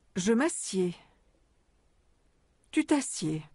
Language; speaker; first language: French; native; French